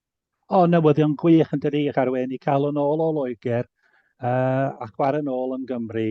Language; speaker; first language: Welsh; native; Welsh